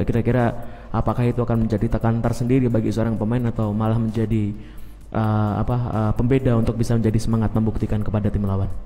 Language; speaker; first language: Indonesian; native; Indonesian